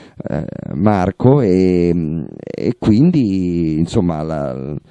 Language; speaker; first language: Italian; native; Italian